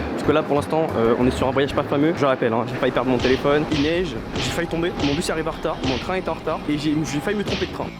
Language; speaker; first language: French; native; French